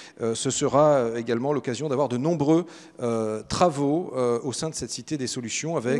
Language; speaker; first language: French; native; French